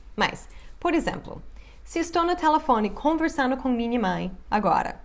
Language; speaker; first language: Portuguese; non-native, fluent; English